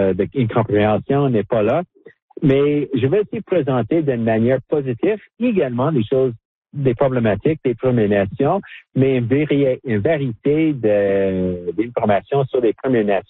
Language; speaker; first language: French; non-native, local second language; English